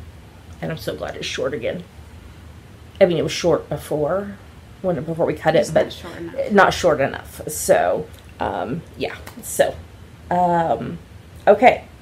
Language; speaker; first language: English; native; English